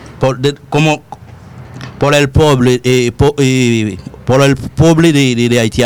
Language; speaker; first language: Spanish; non-native, learner; Haitian Creole